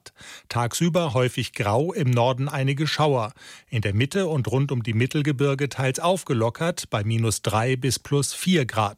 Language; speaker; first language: German; native; German